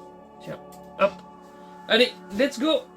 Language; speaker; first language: French; native; French